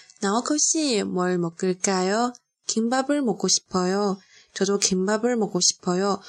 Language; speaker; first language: Korean; non-native, fluent; Chinese